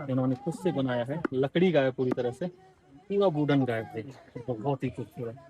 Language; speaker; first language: Hindi; native; Hindi